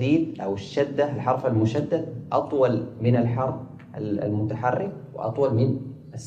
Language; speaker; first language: Arabic; native; Arabic